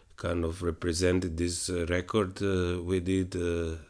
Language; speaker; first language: English; non-native, fluent; Slovenian